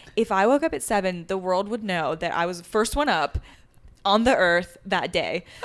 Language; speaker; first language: English; early bilingual, other home language; French